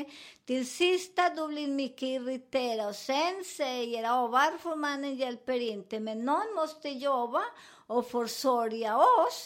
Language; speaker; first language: Swedish; non-native, fluent; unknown